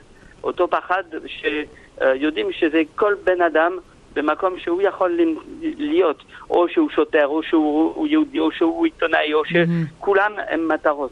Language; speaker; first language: Hebrew; non-native, fluent; French